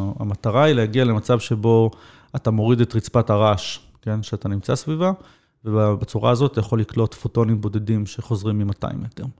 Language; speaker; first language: Hebrew; native; Hebrew